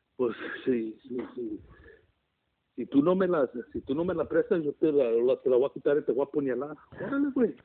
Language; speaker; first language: Spanish; early bilingual, heritage; Spanish